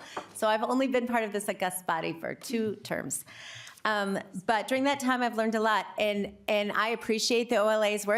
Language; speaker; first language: English; native; English